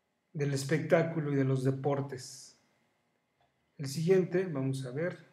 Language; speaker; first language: Spanish; native; Spanish